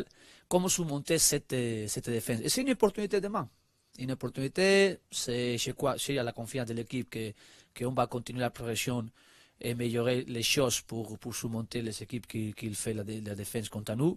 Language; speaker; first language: French; non-native, learner; Spanish